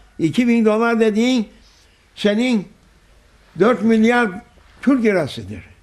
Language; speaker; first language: Turkish; native; Turkish